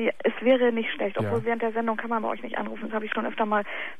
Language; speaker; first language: German; native; German